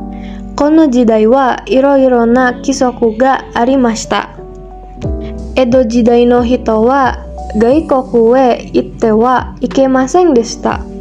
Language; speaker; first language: Japanese; non-native, learner; Indonesian